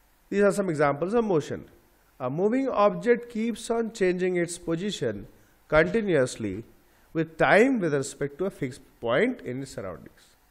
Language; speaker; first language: English; non-native, local second language; Bangla